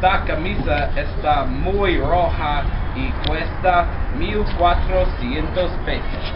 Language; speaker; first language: Spanish; non-native, learner; English